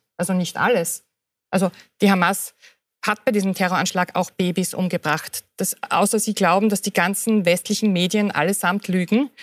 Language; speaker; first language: German; native; German